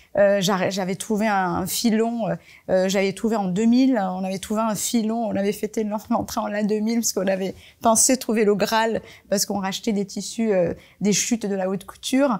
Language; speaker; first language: French; early bilingual, other home language; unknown